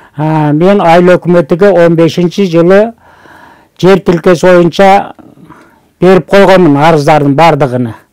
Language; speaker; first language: Kyrgyz; early bilingual, heritage; Kyrgyz